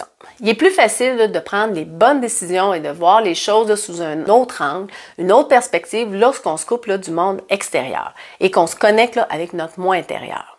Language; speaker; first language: French; native; French